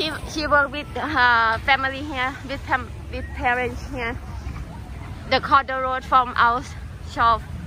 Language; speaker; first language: English; non-native, learner; Thai